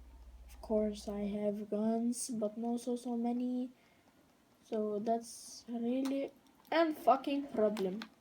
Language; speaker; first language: English; non-native, learner; Danish